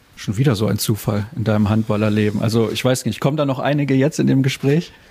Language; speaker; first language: German; native; German